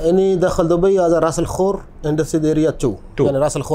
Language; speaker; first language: Arabic; non-native, learner; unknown